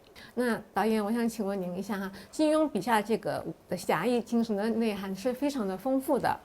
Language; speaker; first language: Chinese; native; Chinese